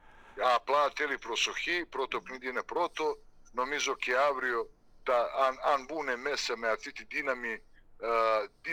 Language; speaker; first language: Greek; non-native, fluent; Serbian